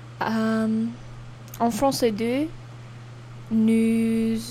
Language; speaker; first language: French; non-native, learner; English